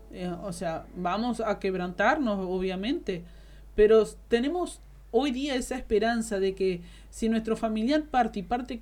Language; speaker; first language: Spanish; native; Spanish